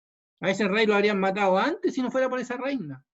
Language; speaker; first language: Spanish; native; Spanish